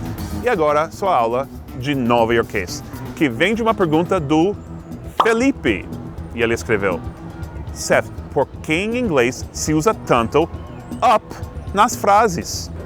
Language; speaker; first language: Portuguese; non-native, fluent; English